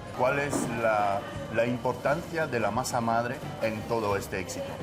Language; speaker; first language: Spanish; non-native, fluent; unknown